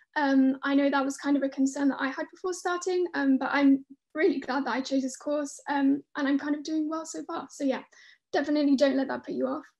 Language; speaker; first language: English; native; English